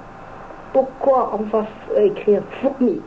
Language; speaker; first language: French; non-native, fluent; Vietnamese